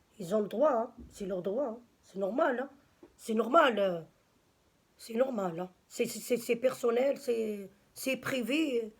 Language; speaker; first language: French; non-native, local second language; Arabic